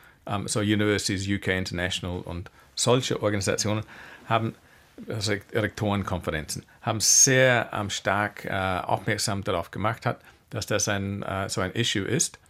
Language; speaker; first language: German; non-native, fluent; English